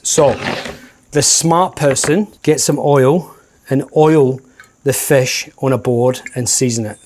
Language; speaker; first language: English; native; English